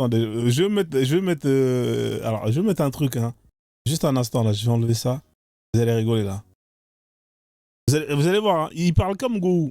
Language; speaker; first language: French; native; French